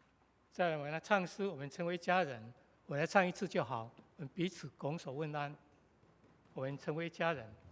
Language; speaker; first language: Chinese; native; Chinese